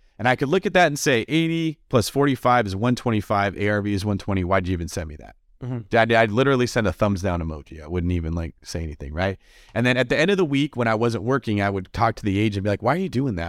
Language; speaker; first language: English; native; English